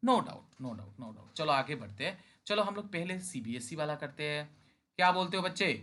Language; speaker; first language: Hindi; non-native, local second language; Bangla